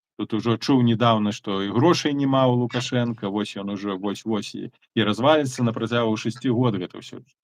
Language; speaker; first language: Belarusian; native; Belarusian